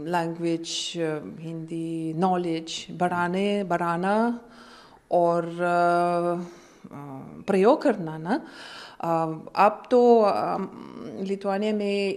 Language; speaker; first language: Hindi; non-native, learner; Lithuanian